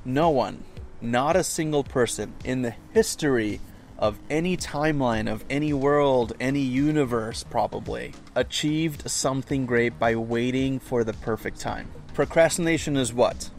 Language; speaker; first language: English; native; English